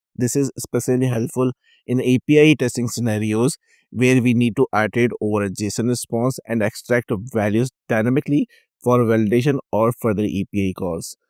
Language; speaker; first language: English; non-native, local second language; Urdu